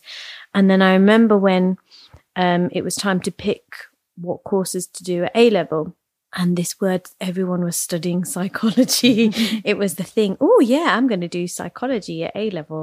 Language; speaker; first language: English; native; English